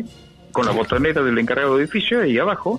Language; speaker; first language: Spanish; native; Spanish